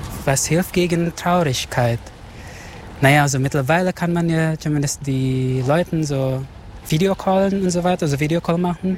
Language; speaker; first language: German; non-native, fluent; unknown